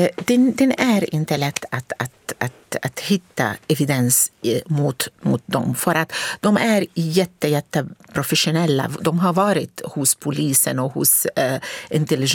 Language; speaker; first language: Swedish; non-native, fluent; Arabic